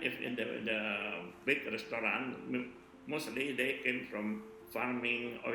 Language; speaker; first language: English; non-native, learner; Indonesian